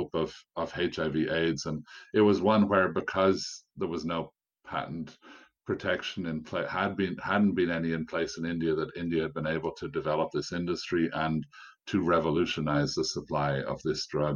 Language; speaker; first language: English; native; English